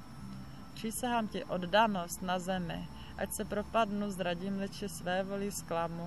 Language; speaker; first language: Czech; native; Czech